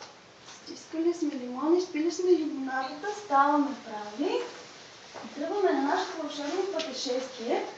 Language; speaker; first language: Bulgarian; native; Bulgarian